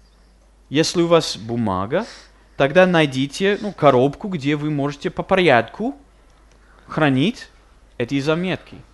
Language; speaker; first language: Russian; non-native, fluent; English